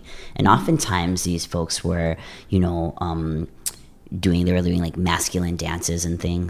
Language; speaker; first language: English; native; English